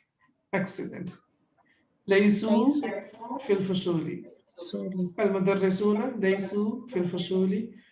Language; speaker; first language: Arabic; non-native, fluent; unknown